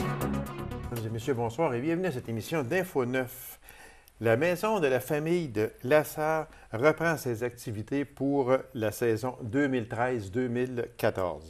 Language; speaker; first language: French; native; French